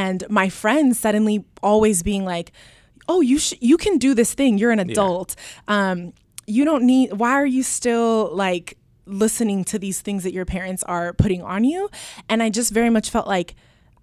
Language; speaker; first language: English; early bilingual, other home language; Spanish